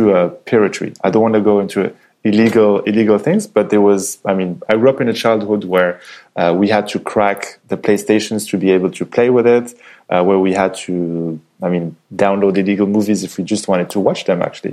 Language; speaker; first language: English; non-native, fluent; French